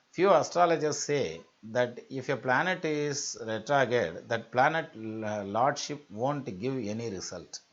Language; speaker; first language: English; non-native, local second language; Tamil